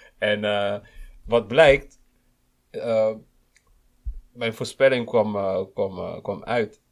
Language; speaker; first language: Dutch; early bilingual, other home language; Kinyarwanda